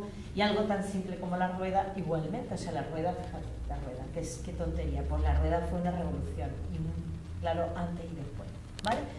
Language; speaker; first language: Spanish; native; Spanish